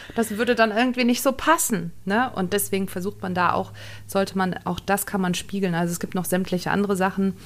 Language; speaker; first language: German; native; German